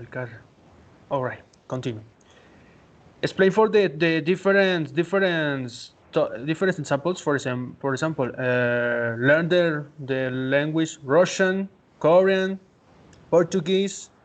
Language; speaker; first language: English; non-native, learner; Spanish